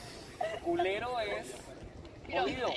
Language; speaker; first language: Spanish; native; Spanish